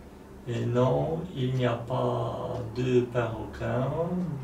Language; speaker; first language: French; non-native, learner; Polish